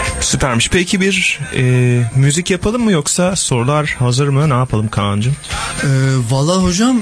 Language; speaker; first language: Turkish; native; Turkish